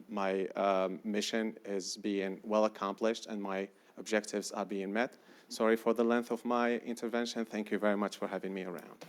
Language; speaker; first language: English; non-native, fluent; Arabic